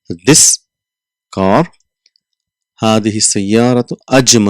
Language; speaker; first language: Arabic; non-native, fluent; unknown